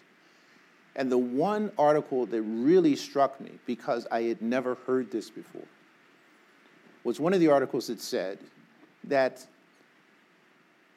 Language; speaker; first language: English; native; English